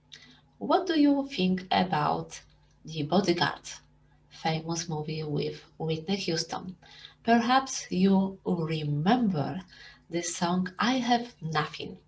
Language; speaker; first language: English; non-native, fluent; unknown